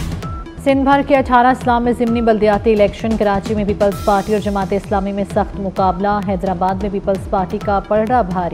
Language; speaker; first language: Urdu; native; Urdu